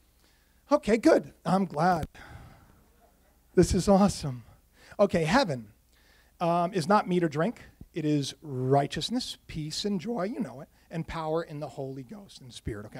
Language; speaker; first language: English; native; English